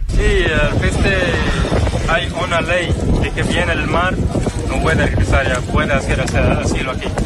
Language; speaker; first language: Spanish; non-native, learner; Arabic